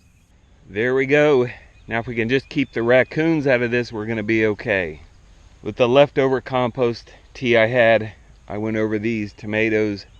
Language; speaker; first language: English; native; English